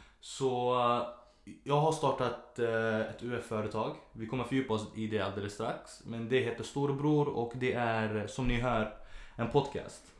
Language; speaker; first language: Swedish; early bilingual, other home language; Arabic